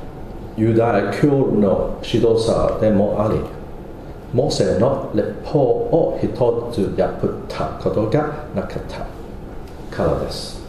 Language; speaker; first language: Japanese; non-native, fluent; English